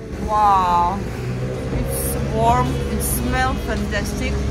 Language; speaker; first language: English; non-native, learner; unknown